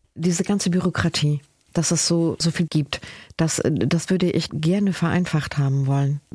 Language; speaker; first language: German; early bilingual, other home language; Spanish